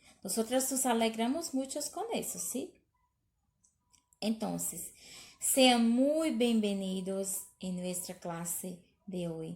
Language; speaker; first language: Spanish; non-native, learner; Portuguese